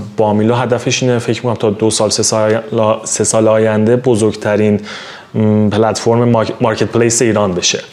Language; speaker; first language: Persian; native; Persian